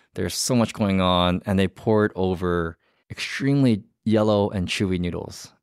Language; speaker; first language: English; native; English